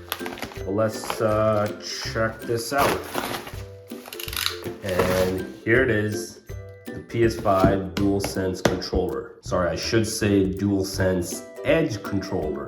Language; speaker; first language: English; native; English